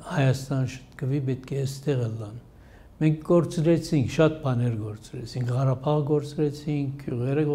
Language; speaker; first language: Armenian; early bilingual, heritage; Armenian